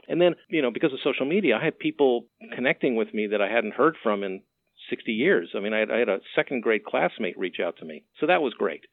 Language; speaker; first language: English; native; English